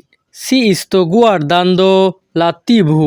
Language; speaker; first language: Italian; non-native, learner; Bangla